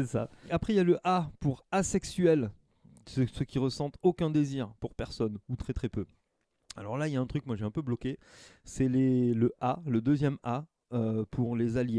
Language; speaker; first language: French; native; French